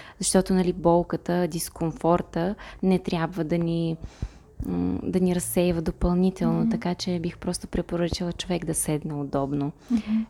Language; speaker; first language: Bulgarian; non-native, fluent; Russian